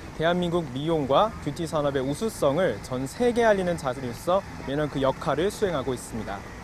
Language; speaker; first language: Korean; native; Korean